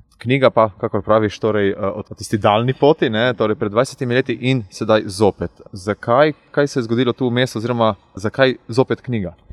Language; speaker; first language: Slovenian; native; Slovenian